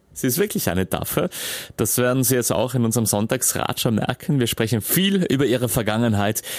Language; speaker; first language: German; native; German